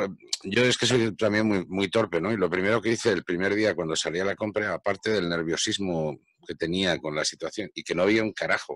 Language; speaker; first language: Spanish; native; Spanish